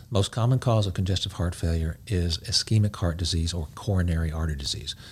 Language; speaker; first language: English; native; English